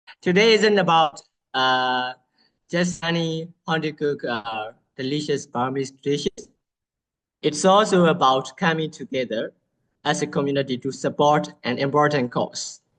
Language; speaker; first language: English; non-native, fluent; Burmese